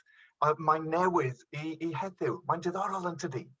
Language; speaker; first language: Welsh; non-native, local second language; English